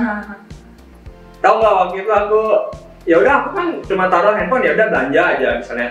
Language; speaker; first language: Indonesian; native; Indonesian